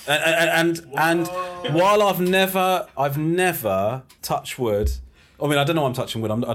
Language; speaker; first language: English; native; English